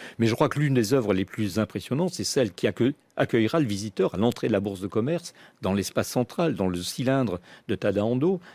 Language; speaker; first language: French; native; French